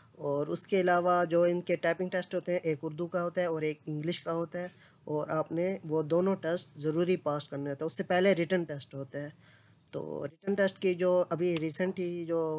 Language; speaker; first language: Urdu; non-native, local second language; Punjabi